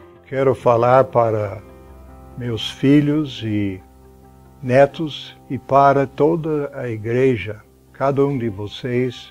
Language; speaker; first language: Portuguese; non-native, fluent; English